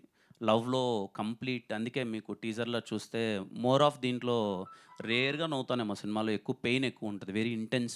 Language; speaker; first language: Telugu; native; Telugu